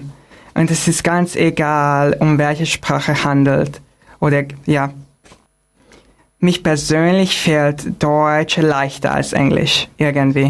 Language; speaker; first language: German; non-native, fluent; Hungarian